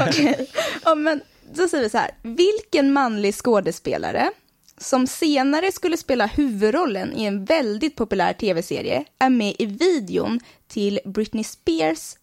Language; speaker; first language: Swedish; native; Swedish